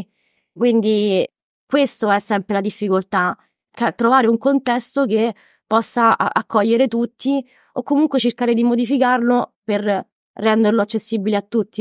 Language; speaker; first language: Italian; native; Italian